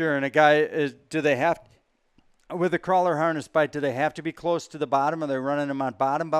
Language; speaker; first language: English; native; English